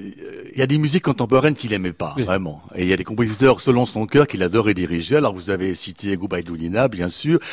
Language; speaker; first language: French; native; French